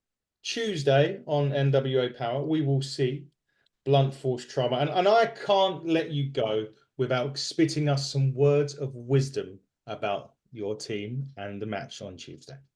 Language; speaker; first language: English; native; English